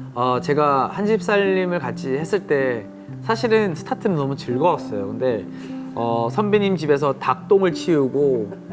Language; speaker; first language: Korean; early bilingual, other home language; English